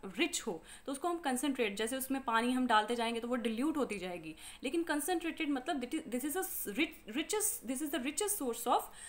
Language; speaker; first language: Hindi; non-native, local second language; Punjabi